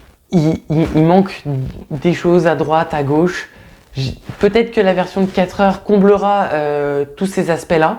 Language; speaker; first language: French; native; French